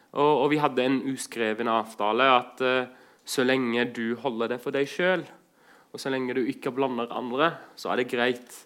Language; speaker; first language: Norwegian; non-native, fluent; Arabic